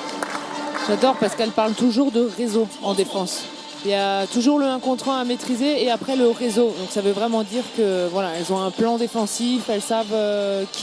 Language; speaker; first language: French; native; French